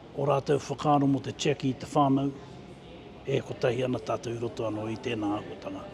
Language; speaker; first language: Māori; native; Māori